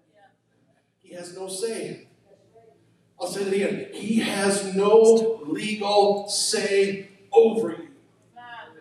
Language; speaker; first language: English; native; English